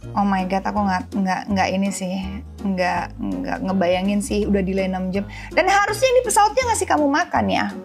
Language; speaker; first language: Indonesian; native; Indonesian